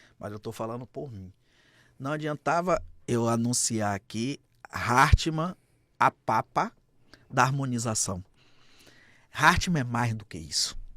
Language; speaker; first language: Portuguese; native; Portuguese